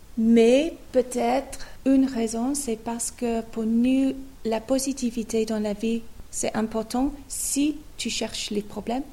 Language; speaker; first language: French; non-native, fluent; English